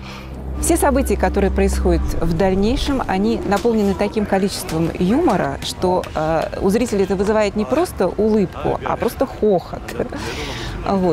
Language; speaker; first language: Russian; native; Russian